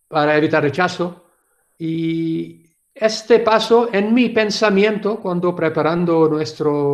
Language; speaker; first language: Spanish; non-native, learner; Urdu